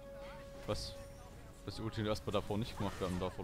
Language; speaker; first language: German; native; German